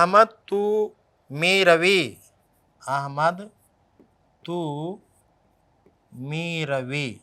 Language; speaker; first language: Persian; non-native, learner; Urdu